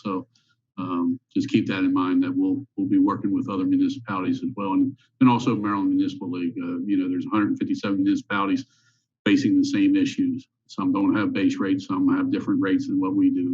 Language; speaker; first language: English; native; English